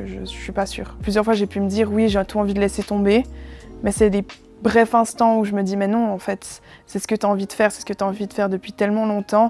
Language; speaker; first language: French; native; French